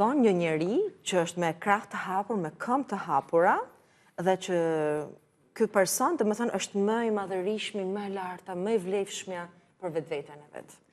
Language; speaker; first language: Albanian; native; Albanian